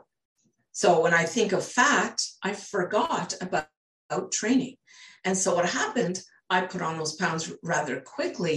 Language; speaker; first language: English; native; English